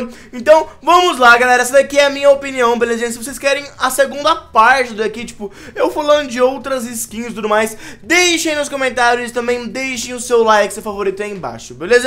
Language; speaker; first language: Portuguese; native; Portuguese